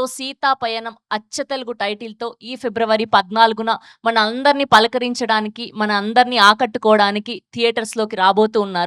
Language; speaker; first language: Telugu; native; Telugu